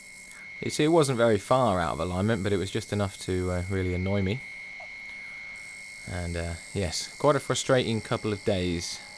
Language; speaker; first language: English; native; English